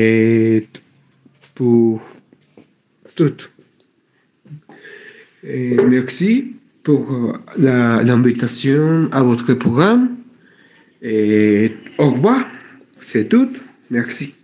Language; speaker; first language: French; non-native, learner; Spanish